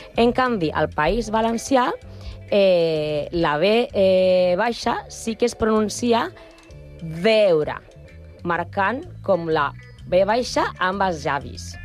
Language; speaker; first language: Catalan; non-native, learner; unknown